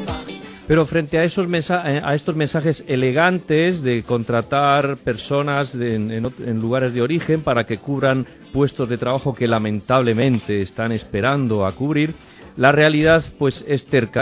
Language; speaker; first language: Spanish; native; Spanish